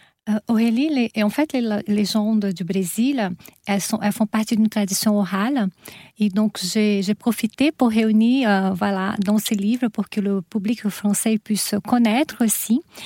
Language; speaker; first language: French; non-native, fluent; Portuguese